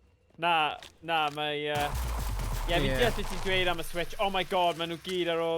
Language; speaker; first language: Welsh; native; Welsh